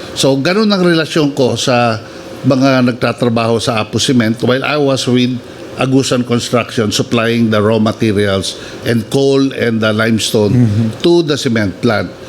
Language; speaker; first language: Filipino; native; Filipino